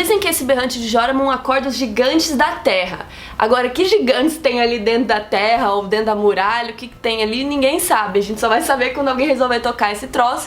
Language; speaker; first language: Portuguese; native; Portuguese